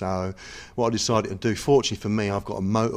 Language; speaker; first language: English; native; English